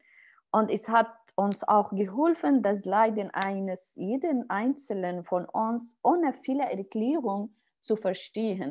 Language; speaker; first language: German; non-native, learner; Arabic